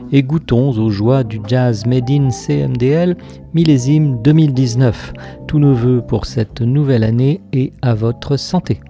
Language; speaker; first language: French; native; French